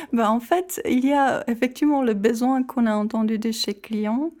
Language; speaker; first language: French; non-native, fluent; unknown